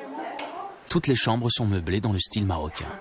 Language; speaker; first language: French; native; French